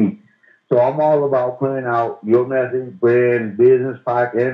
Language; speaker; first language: English; native; English